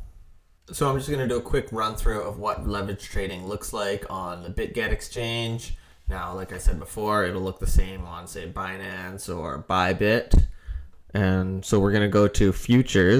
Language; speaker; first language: English; native; English